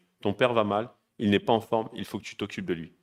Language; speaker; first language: French; native; French